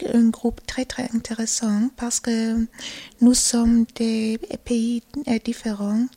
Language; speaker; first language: French; non-native, learner; German